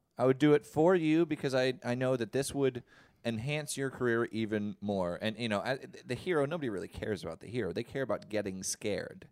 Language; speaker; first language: English; native; English